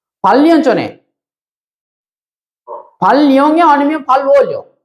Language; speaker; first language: Korean; non-native, fluent; Sinhala